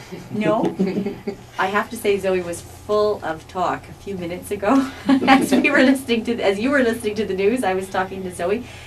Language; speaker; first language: English; native; English